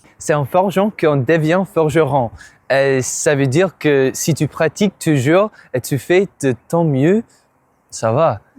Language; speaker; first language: French; non-native, fluent; English